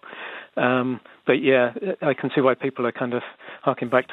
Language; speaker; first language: English; native; English